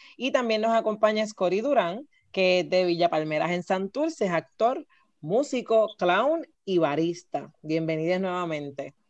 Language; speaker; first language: Spanish; native; Spanish